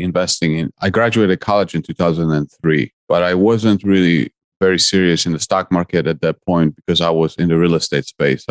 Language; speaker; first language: English; non-native, fluent; Polish